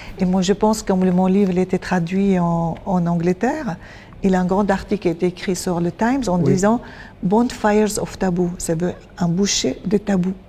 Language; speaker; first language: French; non-native, fluent; Arabic